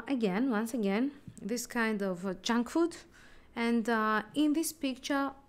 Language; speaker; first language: English; non-native, fluent; Greek